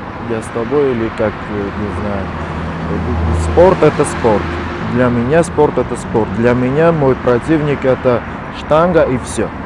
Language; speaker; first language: Russian; non-native, fluent; Armenian